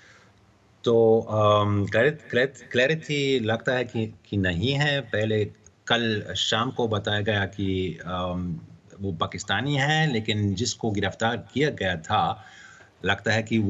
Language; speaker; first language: Hindi; non-native, fluent; German